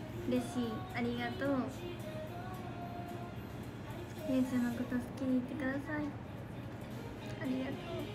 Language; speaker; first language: Japanese; native; Japanese